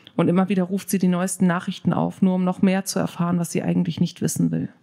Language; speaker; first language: German; native; German